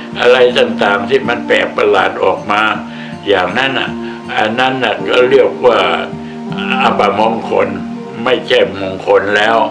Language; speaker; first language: Thai; native; Thai